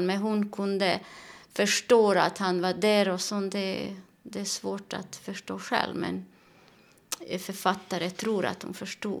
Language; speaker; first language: Swedish; non-native, learner; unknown